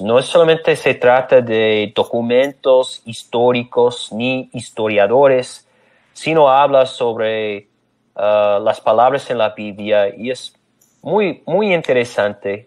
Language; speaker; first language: Spanish; non-native, fluent; English